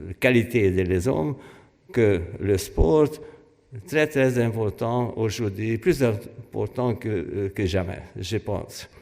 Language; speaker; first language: French; non-native, fluent; Hungarian